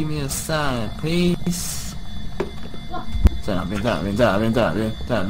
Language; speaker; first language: Chinese; native; Chinese